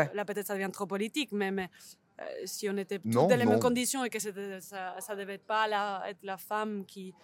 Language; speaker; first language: French; non-native, fluent; Spanish